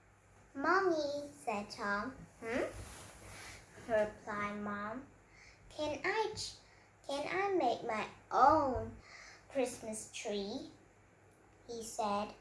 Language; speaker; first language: English; non-native, learner; Vietnamese